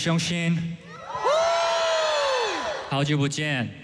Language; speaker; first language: Chinese; non-native, learner; Korean